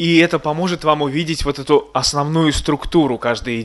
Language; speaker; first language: Russian; native; Russian